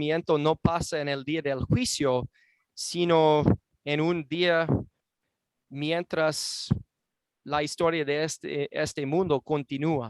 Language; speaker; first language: Spanish; non-native, fluent; English